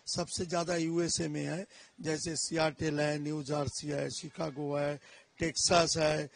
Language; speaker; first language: Hindi; non-native, local second language; Bangla